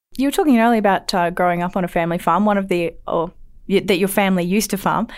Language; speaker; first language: English; native; English